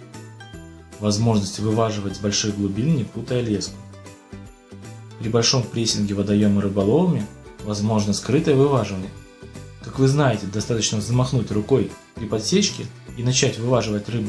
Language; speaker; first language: Russian; native; Russian